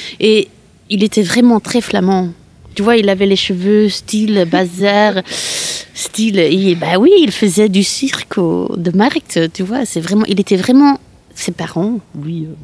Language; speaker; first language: French; non-native, local second language; Dutch